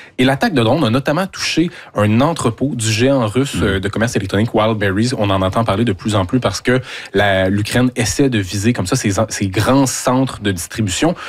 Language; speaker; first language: French; native; French